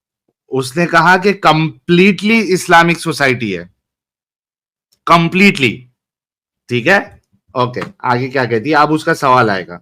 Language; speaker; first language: Hindi; native; Hindi